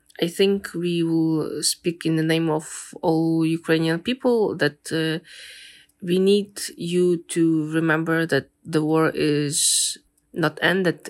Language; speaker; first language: English; non-native, fluent; Ukrainian